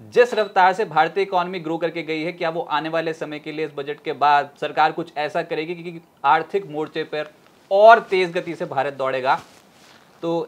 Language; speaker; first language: Hindi; native; Hindi